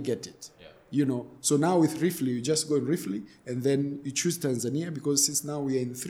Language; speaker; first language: English; non-native, local second language; Swahili